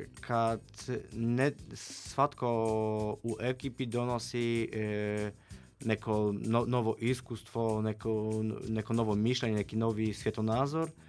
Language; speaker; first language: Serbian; non-native, fluent; Polish